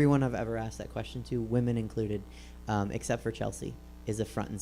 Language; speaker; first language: English; native; English